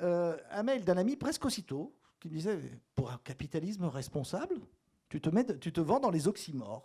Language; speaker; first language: French; native; French